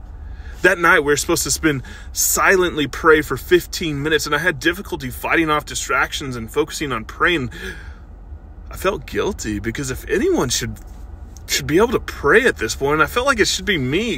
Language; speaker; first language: English; native; English